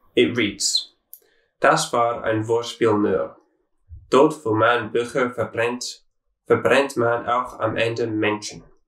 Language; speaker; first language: German; non-native, learner; English